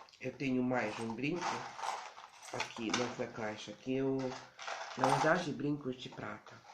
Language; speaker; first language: Portuguese; non-native, learner; Ukrainian